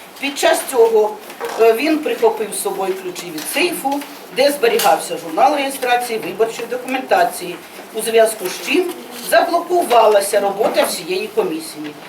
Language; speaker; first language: Ukrainian; native; Ukrainian